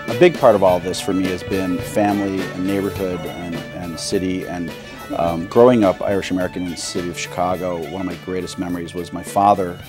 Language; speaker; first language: English; native; English